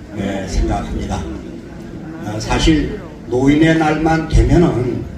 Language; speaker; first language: Korean; native; Korean